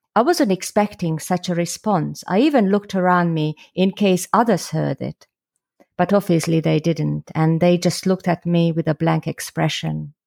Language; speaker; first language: English; non-native, fluent; Slovak